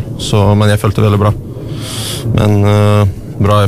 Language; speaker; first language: Norwegian; non-native, learner; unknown